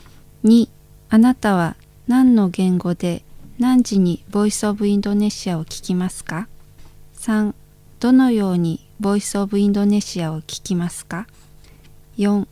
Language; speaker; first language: Japanese; non-native, fluent; Indonesian